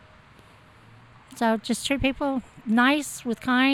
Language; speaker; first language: English; native; English